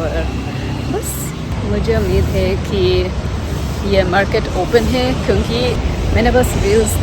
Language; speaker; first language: Hindi; non-native, learner; English